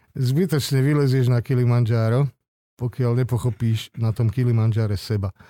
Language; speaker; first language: Slovak; non-native, local second language; Hungarian